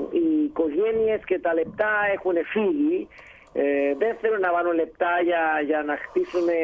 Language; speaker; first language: Greek; early bilingual, heritage; Greek